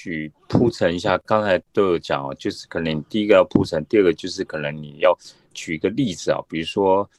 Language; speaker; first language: Chinese; native; Chinese